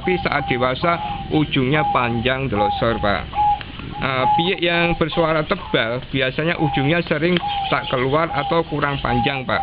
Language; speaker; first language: Indonesian; non-native, local second language; Javanese